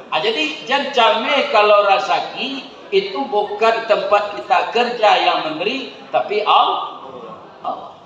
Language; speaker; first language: Malay; non-native, local second language; Minangkabau